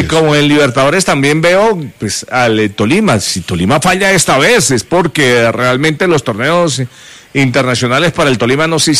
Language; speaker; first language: Spanish; native; Spanish